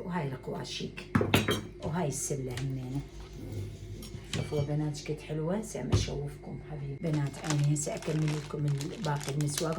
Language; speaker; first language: Arabic; native; Arabic